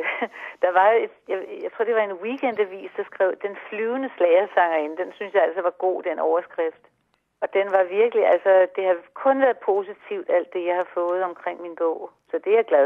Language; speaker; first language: Danish; native; Danish